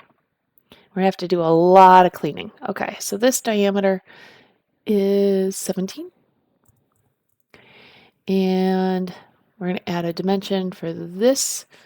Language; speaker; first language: English; native; English